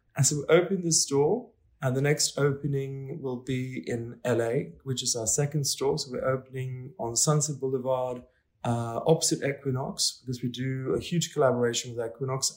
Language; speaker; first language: English; non-native, fluent; Swedish